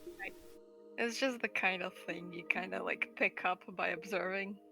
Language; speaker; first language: English; native; English